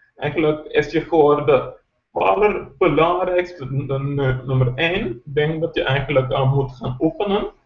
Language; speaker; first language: Dutch; non-native, local second language; Papiamento